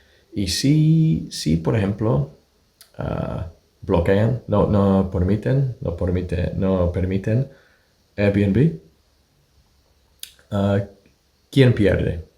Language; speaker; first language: Spanish; non-native, fluent; English